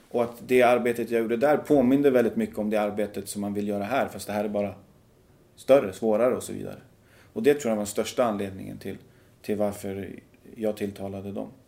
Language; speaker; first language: Swedish; early bilingual, other home language; Persian